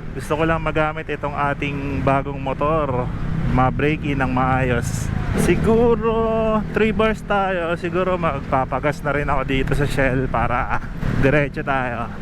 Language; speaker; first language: Filipino; native; Filipino